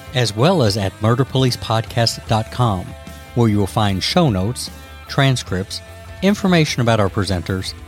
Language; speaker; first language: English; native; English